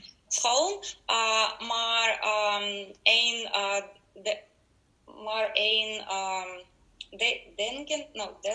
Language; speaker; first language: Dutch; non-native, learner; Russian